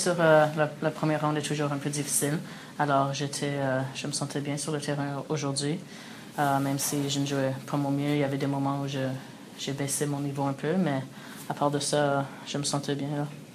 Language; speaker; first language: French; early bilingual, other home language; English